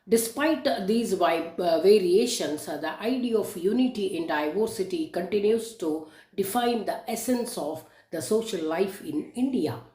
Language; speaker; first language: English; non-native, local second language; Kannada